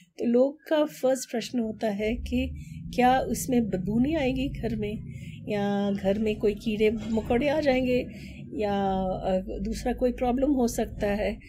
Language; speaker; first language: Hindi; non-native, local second language; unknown